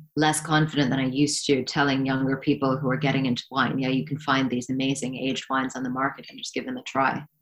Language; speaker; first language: English; native; English